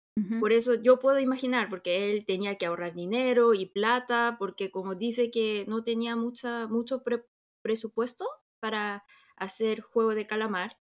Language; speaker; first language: Spanish; early bilingual, other home language; Korean